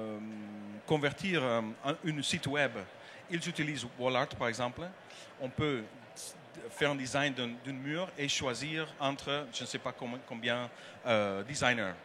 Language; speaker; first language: French; non-native, learner; Dutch